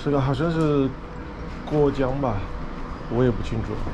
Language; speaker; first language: Chinese; non-native, fluent; English